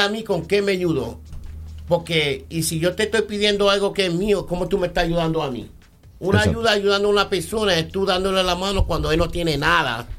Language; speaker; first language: Spanish; early bilingual, heritage; Spanish